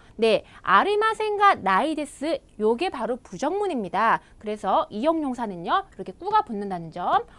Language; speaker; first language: Korean; native; Korean